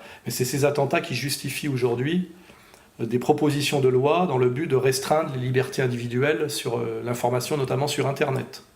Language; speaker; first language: French; native; French